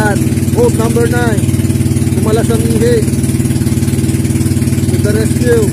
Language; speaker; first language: Filipino; native; Filipino